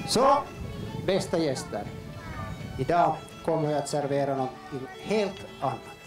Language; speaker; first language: Swedish; native; Swedish